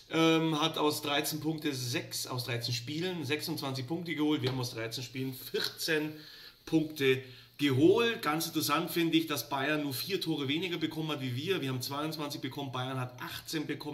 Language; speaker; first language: German; native; German